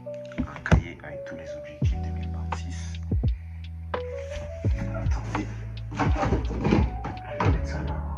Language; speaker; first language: French; native; French